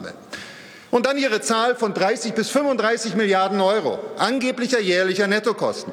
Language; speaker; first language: German; native; German